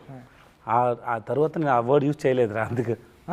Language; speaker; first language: Telugu; non-native, learner; Tamil